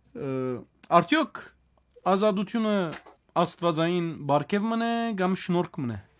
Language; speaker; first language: Armenian; native; Armenian